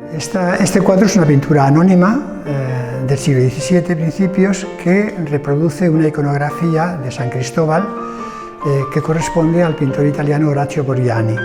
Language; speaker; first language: Spanish; native; Spanish